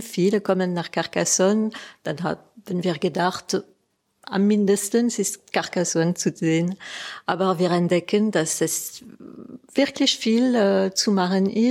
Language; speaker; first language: German; non-native, fluent; French